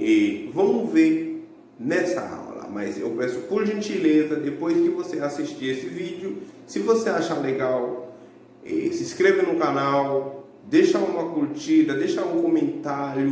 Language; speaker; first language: Portuguese; non-native, fluent; Haitian Creole